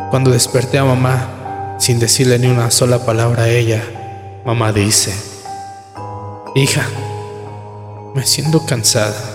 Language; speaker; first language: Spanish; native; Spanish